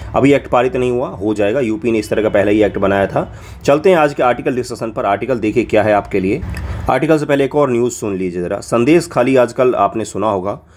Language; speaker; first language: Hindi; non-native, local second language; Maithili